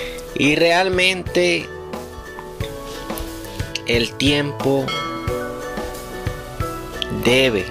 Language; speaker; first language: Spanish; native; Spanish